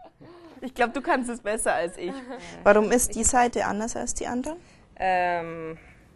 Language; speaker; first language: German; native; German